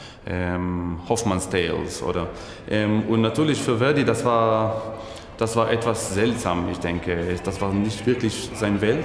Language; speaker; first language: German; non-native, fluent; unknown